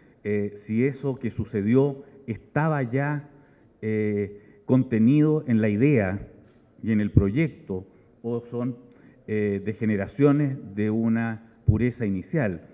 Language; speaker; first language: Spanish; native; Spanish